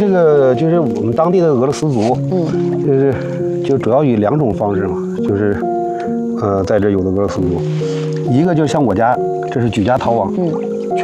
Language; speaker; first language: Chinese; native; Chinese